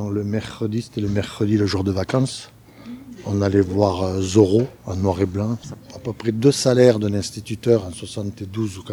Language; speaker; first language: French; native; French